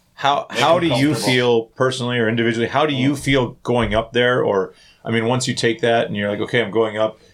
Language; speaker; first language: English; native; English